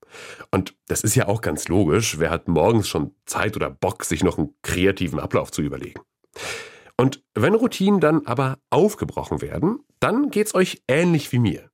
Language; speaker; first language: German; native; German